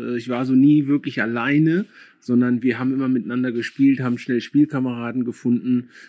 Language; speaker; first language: German; early bilingual, other home language; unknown